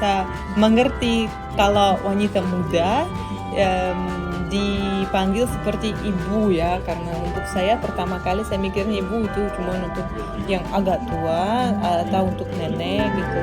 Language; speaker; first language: Indonesian; non-native, fluent; Russian